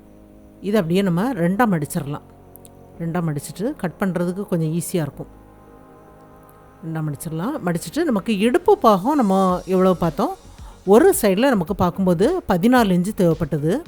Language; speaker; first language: Tamil; native; Tamil